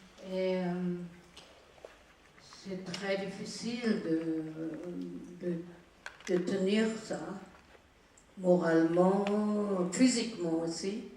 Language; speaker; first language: French; non-native, fluent; German